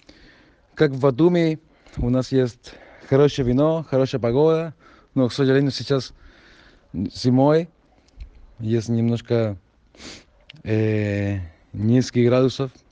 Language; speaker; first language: Russian; non-native, fluent; Georgian